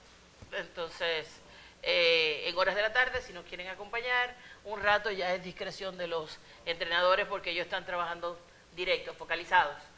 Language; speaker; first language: Spanish; native; Spanish